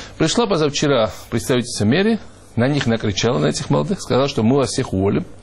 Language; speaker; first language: Russian; non-native, local second language; Georgian